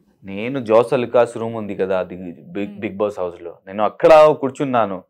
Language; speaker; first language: Telugu; non-native, local second language; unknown